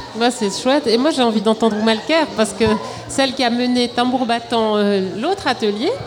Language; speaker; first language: French; native; French